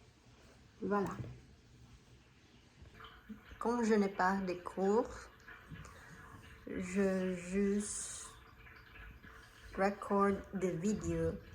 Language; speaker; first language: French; non-native, learner; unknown